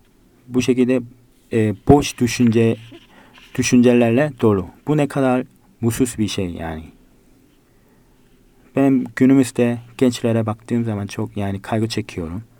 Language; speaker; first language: Turkish; non-native, fluent; Korean